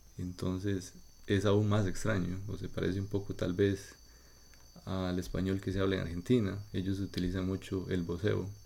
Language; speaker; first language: Spanish; native; Spanish